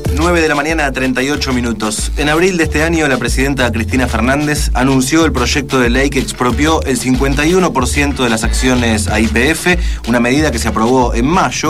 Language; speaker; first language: Spanish; native; Spanish